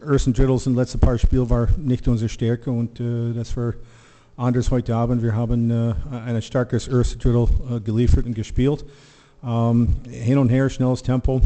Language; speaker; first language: German; non-native, learner; English